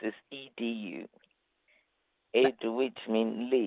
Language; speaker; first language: English; non-native, local second language; Igbo